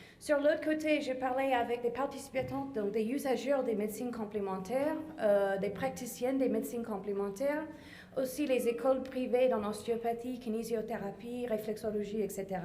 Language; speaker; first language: French; non-native, fluent; English